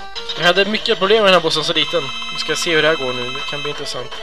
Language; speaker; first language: Swedish; native; Swedish